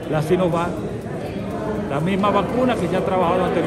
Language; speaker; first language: Spanish; native; Spanish